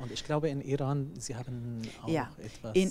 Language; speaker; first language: German; non-native, learner; Arabic